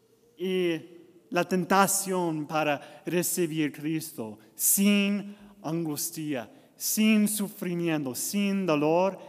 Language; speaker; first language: Spanish; non-native, learner; English